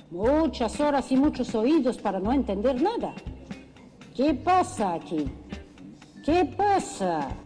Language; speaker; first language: Spanish; non-native, fluent; French